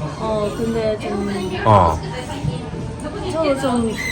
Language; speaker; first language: Korean; non-native, learner; Japanese